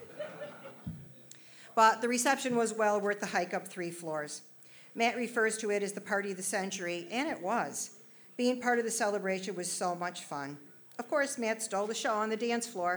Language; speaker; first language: English; native; English